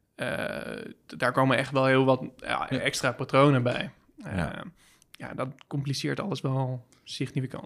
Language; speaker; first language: Dutch; native; Dutch